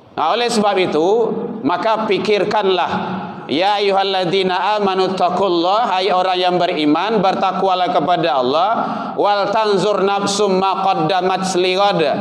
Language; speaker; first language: Malay; non-native, local second language; Minangkabau